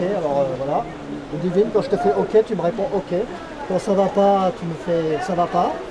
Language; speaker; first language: French; native; French